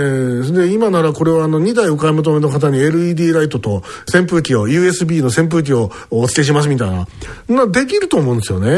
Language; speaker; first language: Japanese; native; Japanese